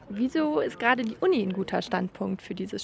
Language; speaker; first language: German; native; German